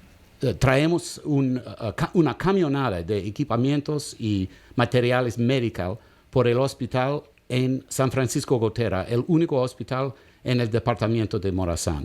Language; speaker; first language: Spanish; non-native, learner; English